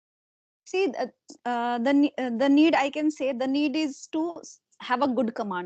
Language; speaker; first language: English; non-native, local second language; Hindi